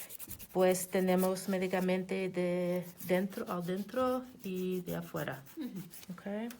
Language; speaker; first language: Spanish; non-native, learner; English